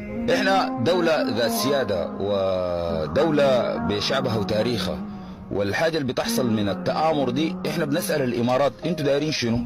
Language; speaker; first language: Arabic; native; Arabic